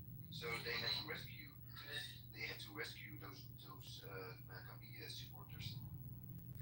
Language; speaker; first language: English; native; English